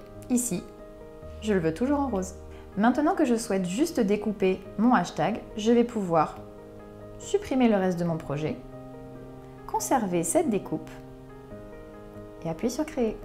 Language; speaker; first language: French; native; French